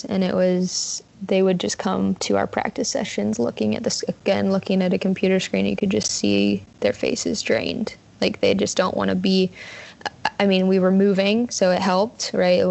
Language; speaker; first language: English; native; English